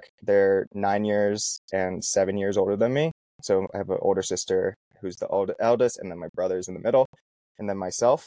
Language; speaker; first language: English; native; English